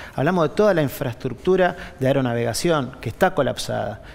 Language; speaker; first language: Spanish; native; Spanish